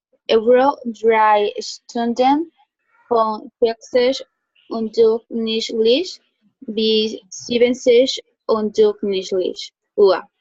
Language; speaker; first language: German; non-native, learner; Spanish